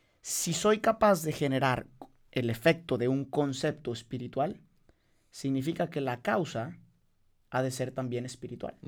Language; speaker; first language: Spanish; native; Spanish